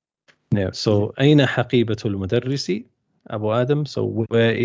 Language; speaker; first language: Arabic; non-native, fluent; English